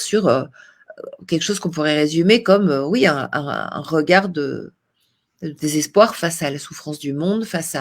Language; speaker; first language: French; native; French